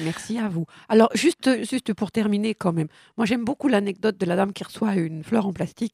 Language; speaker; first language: French; native; French